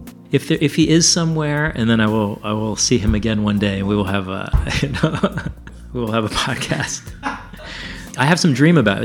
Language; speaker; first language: English; native; English